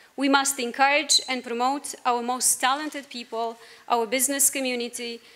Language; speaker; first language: English; non-native, fluent; Romanian